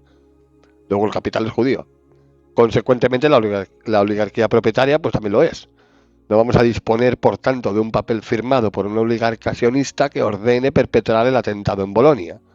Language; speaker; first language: Spanish; native; Spanish